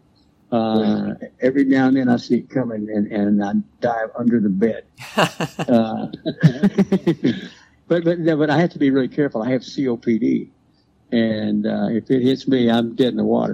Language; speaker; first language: English; native; English